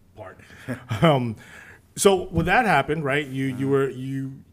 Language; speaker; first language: English; early bilingual, other home language; Filipino